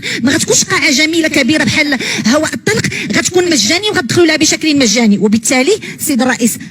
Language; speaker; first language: Arabic; native; Arabic